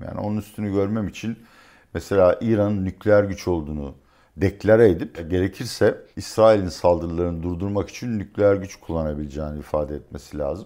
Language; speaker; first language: Turkish; native; Turkish